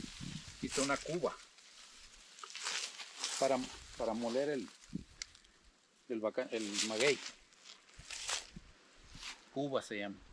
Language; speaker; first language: Spanish; native; Spanish